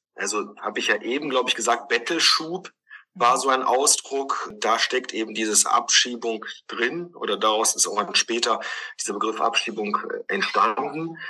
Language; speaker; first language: German; early bilingual, other home language; Greek